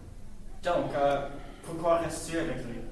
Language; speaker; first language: French; non-native, learner; English